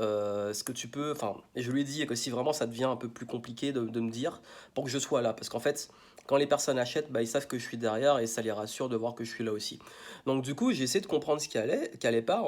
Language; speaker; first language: French; native; French